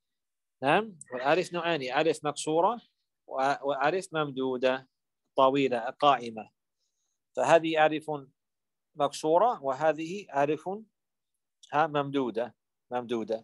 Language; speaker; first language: Arabic; non-native, fluent; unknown